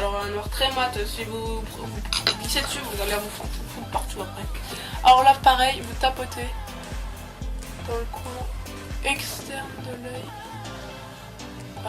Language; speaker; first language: French; native; French